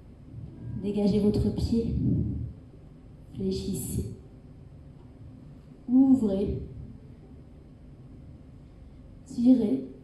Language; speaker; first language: French; native; French